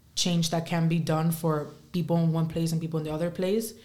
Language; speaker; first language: English; early bilingual, other home language; Spanish